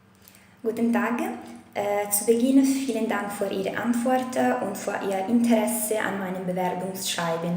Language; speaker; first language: German; non-native, fluent; Italian